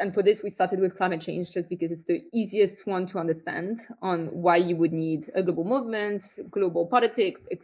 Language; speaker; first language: English; non-native, fluent; French